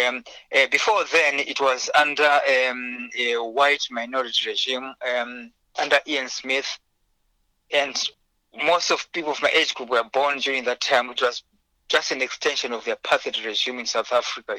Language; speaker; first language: English; non-native, local second language; Shona